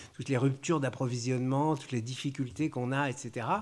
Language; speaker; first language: French; native; French